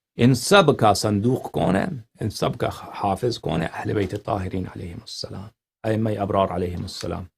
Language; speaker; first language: Urdu; non-native, fluent; Persian